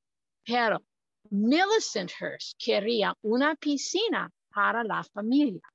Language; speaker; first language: Spanish; non-native, fluent; English